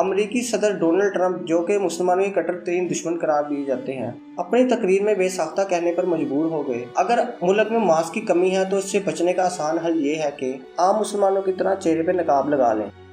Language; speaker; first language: Urdu; native; Urdu